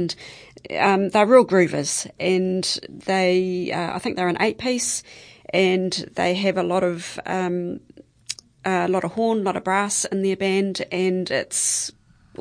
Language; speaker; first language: English; native; English